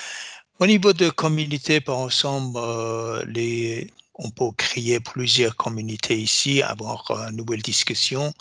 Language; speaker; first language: French; non-native, fluent; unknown